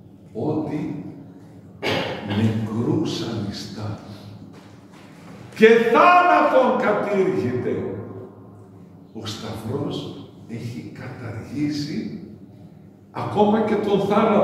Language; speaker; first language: Greek; native; Greek